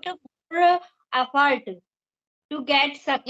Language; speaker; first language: English; non-native, learner; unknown